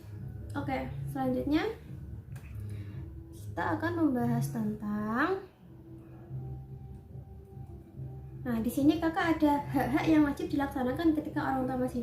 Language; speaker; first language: Indonesian; native; Indonesian